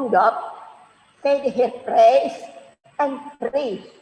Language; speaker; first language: Dutch; non-native, fluent; Indonesian